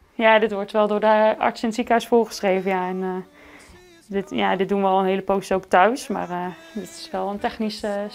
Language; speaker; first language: Dutch; native; Dutch